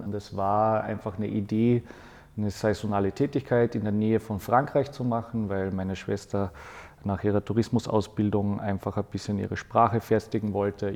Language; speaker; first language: German; native; German